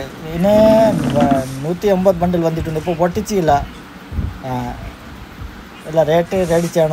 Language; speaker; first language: Malayalam; non-native, local second language; Hindi